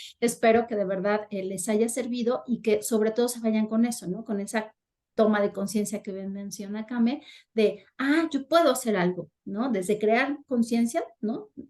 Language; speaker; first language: Spanish; native; Spanish